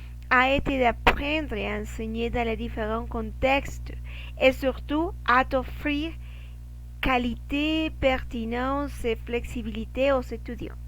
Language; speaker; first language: French; non-native, learner; Spanish